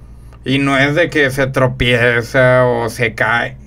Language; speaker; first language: Spanish; native; Spanish